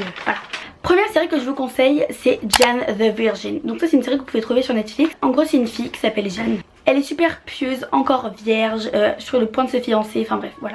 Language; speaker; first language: French; native; French